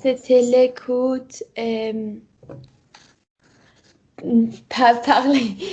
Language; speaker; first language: French; non-native, learner; Persian